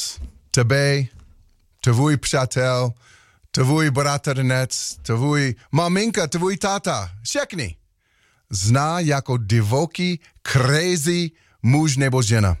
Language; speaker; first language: Czech; non-native, learner; English